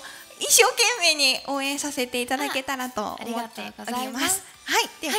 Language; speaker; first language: Japanese; native; Japanese